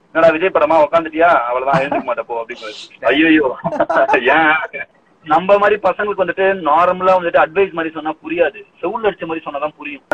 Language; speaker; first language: Tamil; native; Tamil